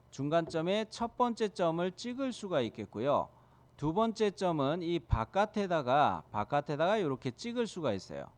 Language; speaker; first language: Korean; native; Korean